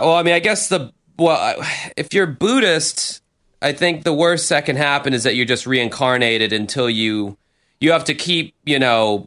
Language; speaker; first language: English; native; English